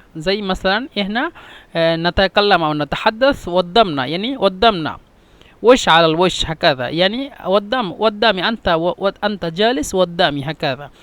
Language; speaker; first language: Egyptian Arabic; non-native, fluent; Bangla